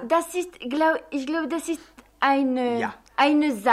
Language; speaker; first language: German; non-native, fluent; French